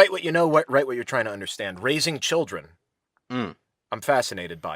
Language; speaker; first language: English; native; English